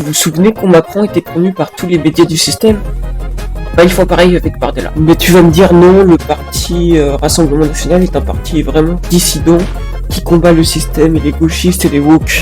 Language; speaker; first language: French; native; French